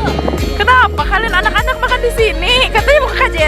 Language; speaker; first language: Indonesian; native; Indonesian